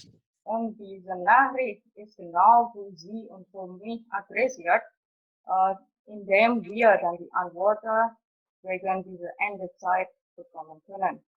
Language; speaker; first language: German; non-native, fluent; Indonesian